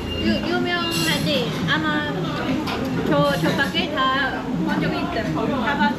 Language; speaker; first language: Korean; non-native, learner; Chinese